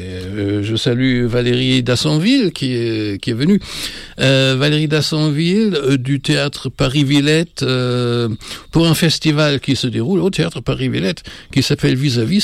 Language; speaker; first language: French; native; French